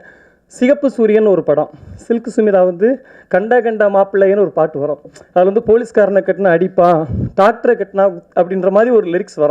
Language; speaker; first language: Tamil; native; Tamil